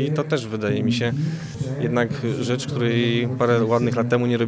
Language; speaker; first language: Polish; native; Polish